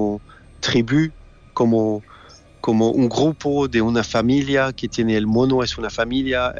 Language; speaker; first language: Spanish; non-native, fluent; French